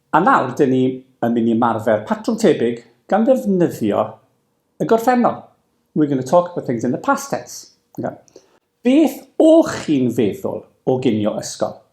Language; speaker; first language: Welsh; native; Welsh